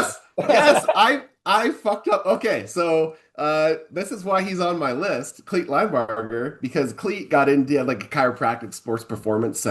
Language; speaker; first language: English; native; English